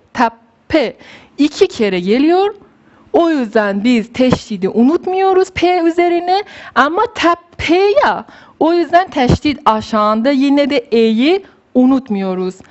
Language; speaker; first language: Turkish; non-native, fluent; Persian